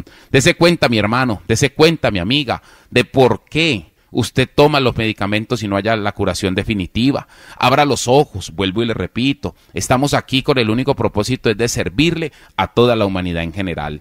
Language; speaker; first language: Spanish; native; Spanish